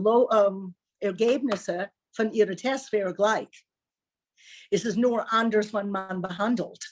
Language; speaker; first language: German; non-native, learner; English